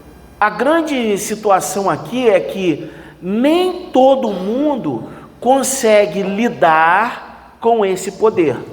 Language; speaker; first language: Portuguese; native; Portuguese